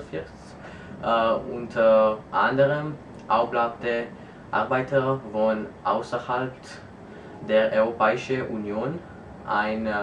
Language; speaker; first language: German; non-native, learner; French